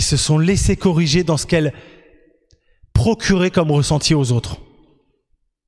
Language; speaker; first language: French; native; French